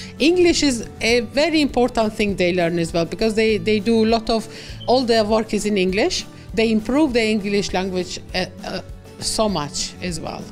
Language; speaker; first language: English; non-native, fluent; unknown